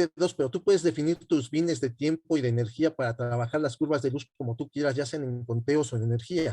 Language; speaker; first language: Spanish; native; Spanish